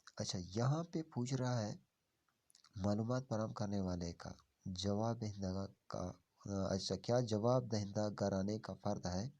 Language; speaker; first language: Urdu; non-native, local second language; Pashto